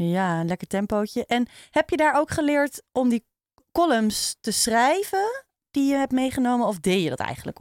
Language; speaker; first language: Dutch; native; Dutch